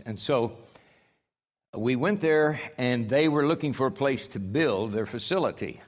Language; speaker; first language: English; native; English